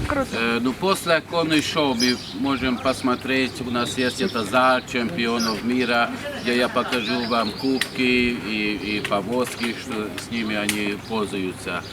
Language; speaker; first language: Russian; non-native, learner; Hungarian